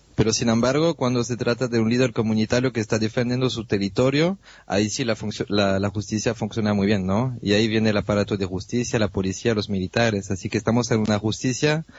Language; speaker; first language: Spanish; non-native, fluent; French